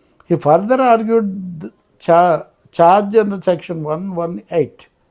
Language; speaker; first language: English; non-native, local second language; Telugu